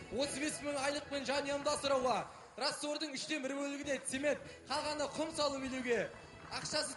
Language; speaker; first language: Kazakh; native; Kazakh